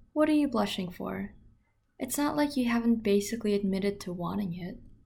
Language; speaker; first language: English; early bilingual, other home language; Korean